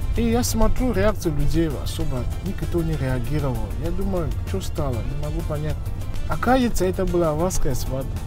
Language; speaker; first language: Russian; non-native, fluent; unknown